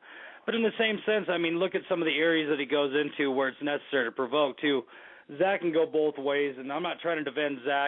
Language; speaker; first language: English; native; English